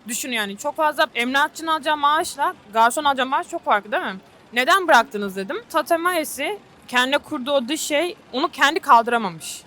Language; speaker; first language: Turkish; native; Turkish